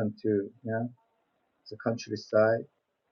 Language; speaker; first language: English; non-native, learner; Korean